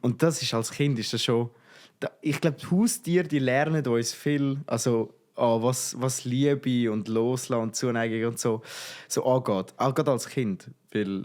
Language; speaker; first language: German; native; German